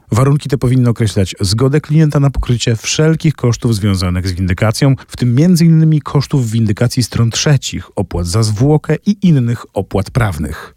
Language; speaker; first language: Polish; native; Polish